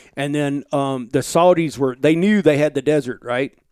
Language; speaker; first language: English; native; English